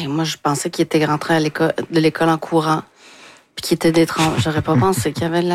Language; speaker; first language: French; native; French